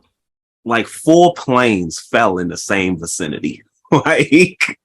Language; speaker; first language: English; native; English